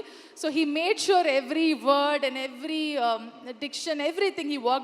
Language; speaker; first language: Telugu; non-native, learner; Kannada